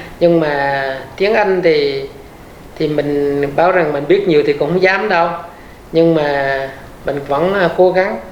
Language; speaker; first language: Vietnamese; native; Vietnamese